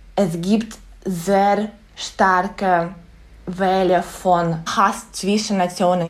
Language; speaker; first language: German; non-native, fluent; Ukrainian